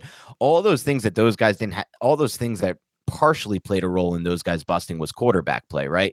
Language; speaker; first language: English; native; English